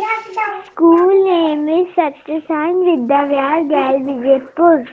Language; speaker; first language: English; non-native, learner; Hindi